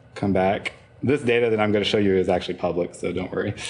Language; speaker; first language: English; native; English